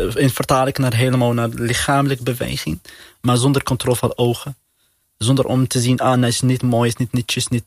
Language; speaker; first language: Dutch; non-native, learner; Arabic